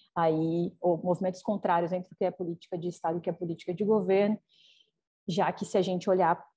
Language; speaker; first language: Portuguese; native; Portuguese